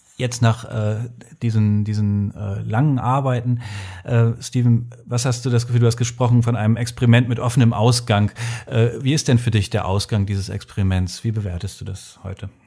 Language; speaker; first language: German; native; German